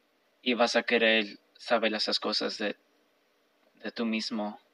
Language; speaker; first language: Spanish; early bilingual, heritage; Spanish